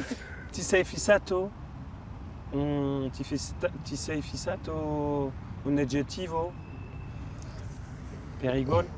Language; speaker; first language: Italian; non-native, fluent; French